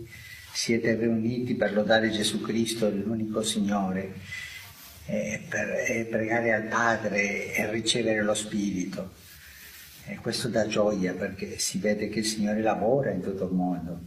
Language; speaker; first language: Italian; non-native, fluent; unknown